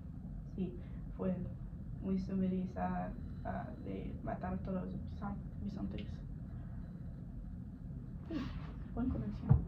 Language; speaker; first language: Spanish; non-native, learner; English